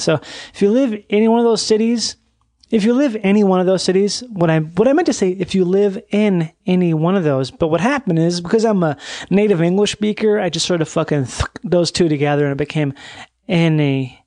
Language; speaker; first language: English; native; English